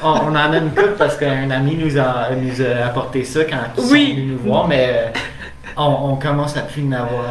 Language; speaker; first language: French; native; French